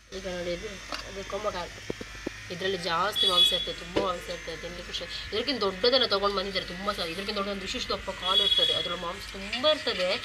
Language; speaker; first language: Kannada; native; Kannada